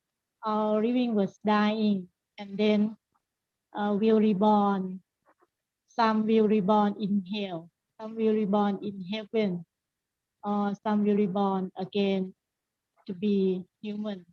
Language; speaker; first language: English; non-native, learner; Thai